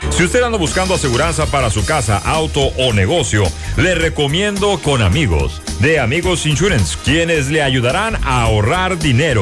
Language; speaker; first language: Spanish; native; Spanish